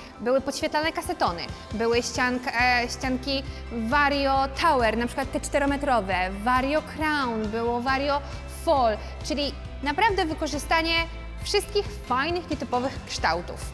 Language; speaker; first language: Polish; native; Polish